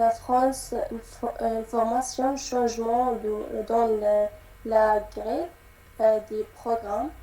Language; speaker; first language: French; non-native, learner; Arabic